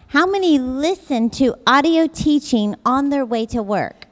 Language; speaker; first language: English; native; English